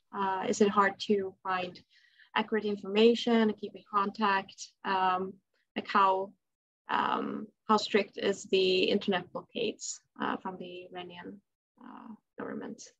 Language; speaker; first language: English; non-native, fluent; Swedish